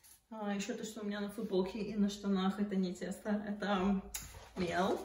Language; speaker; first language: Russian; early bilingual, heritage; Russian